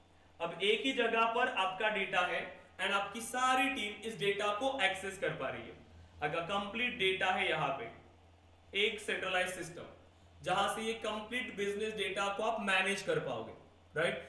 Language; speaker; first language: Hindi; native; Hindi